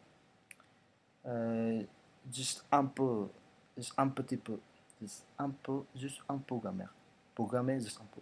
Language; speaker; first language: French; non-native, learner; Indonesian